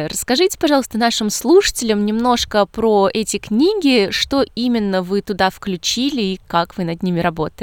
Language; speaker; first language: Russian; native; Russian